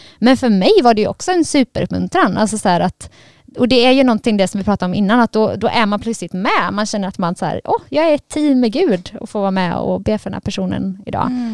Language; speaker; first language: Swedish; native; Swedish